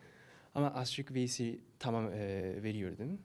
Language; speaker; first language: Turkish; non-native, learner; Japanese